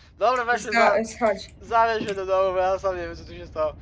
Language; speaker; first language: Polish; native; Polish